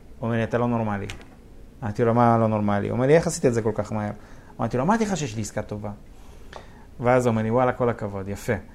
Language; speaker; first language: Hebrew; early bilingual, other home language; Russian